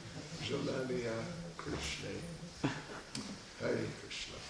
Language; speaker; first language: Russian; non-native, learner; English